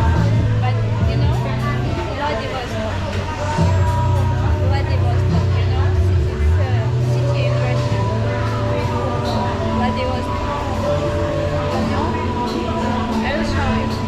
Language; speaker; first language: English; non-native, fluent; Russian